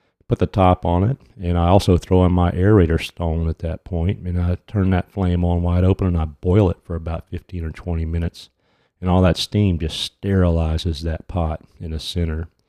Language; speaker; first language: English; native; English